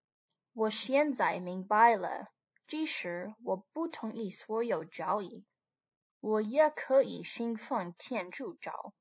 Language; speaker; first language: Chinese; non-native, learner; English